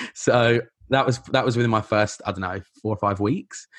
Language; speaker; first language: English; native; English